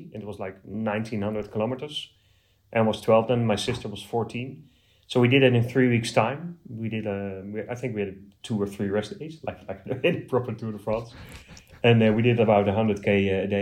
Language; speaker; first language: English; non-native, fluent; Dutch